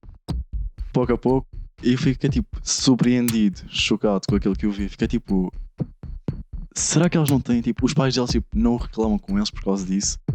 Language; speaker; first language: Portuguese; early bilingual, other home language; Arabic